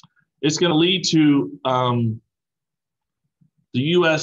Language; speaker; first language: English; native; English